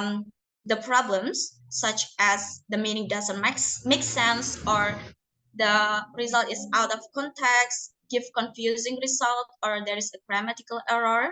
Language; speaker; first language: English; non-native, learner; Indonesian